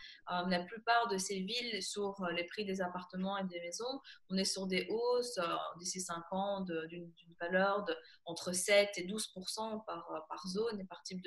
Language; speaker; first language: French; native; French